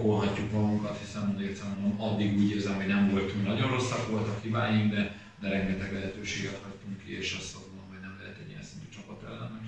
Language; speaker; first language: Hungarian; native; Hungarian